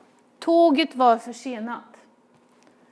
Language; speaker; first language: Swedish; non-native, fluent; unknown